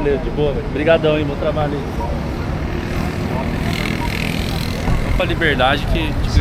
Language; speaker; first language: Portuguese; native; Portuguese